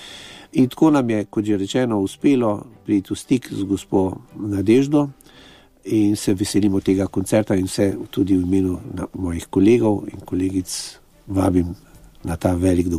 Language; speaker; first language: Slovenian; native; Slovenian